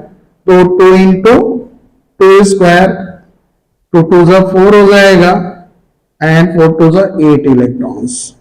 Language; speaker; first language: Hindi; native; Hindi